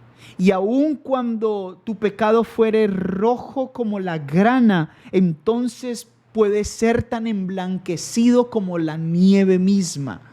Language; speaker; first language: Spanish; native; Spanish